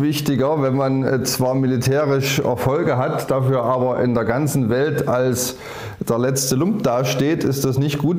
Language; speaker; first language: German; native; German